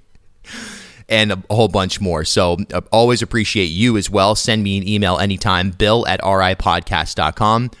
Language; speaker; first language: English; native; English